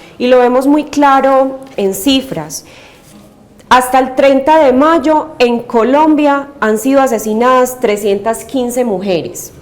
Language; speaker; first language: Spanish; native; Spanish